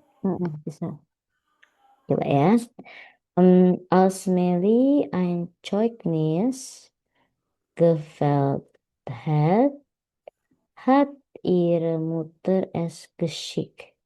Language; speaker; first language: German; non-native, learner; Indonesian